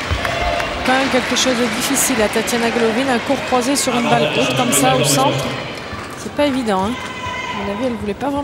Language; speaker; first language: French; native; French